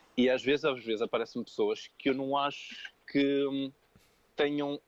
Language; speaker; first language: Portuguese; early bilingual, other home language; French